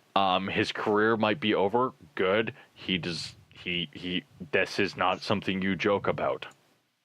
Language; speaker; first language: English; native; English